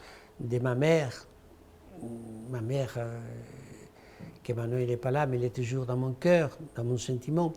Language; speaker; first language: French; non-native, fluent; Spanish